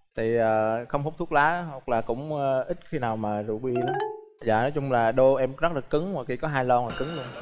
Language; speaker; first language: Vietnamese; native; Vietnamese